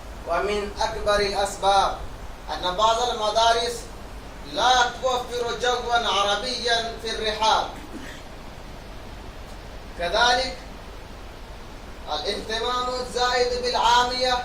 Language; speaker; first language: Arabic; non-native, learner; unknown